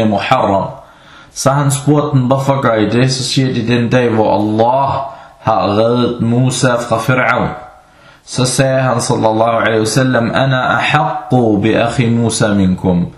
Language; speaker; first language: Danish; early bilingual, other home language; Arabic